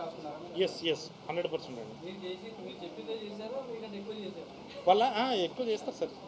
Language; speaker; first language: Telugu; native; Telugu